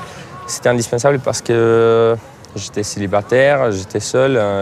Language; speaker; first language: French; non-native, fluent; Italian